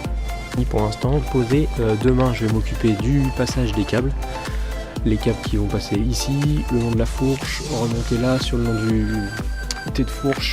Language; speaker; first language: French; native; French